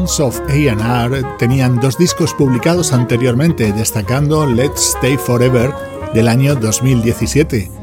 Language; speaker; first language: Spanish; native; Spanish